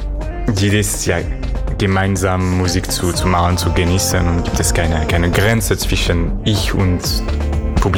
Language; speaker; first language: German; non-native, fluent; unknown